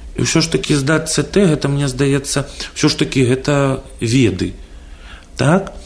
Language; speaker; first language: Belarusian; non-native, local second language; Russian